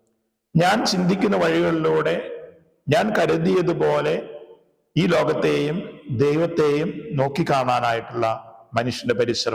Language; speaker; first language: Malayalam; native; Malayalam